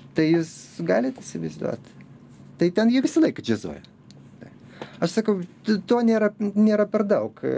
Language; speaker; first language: Lithuanian; non-native, local second language; Russian